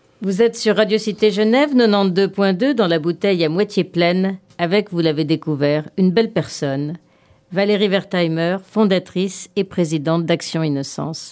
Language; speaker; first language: French; native; French